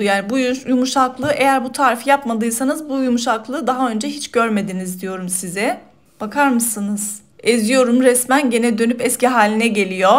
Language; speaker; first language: Turkish; native; Turkish